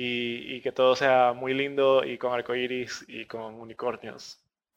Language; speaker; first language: Spanish; native; Spanish